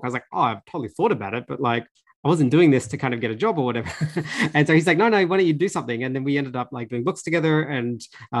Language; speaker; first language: English; native; English